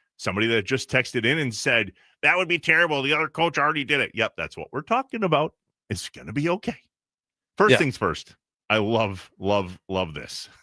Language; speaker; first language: English; native; English